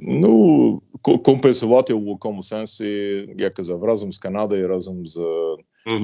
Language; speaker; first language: Ukrainian; non-native, fluent; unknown